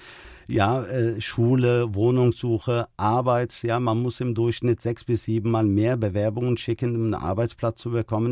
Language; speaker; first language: German; early bilingual, other home language; Turkish